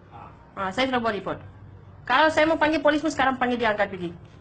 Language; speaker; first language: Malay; non-native, learner; Nepali